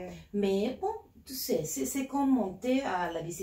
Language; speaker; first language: French; non-native, learner; Spanish